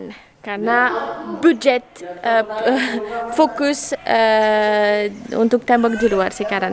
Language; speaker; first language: Indonesian; non-native, learner; French